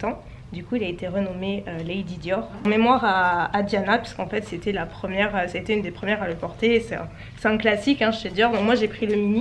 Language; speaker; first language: French; native; French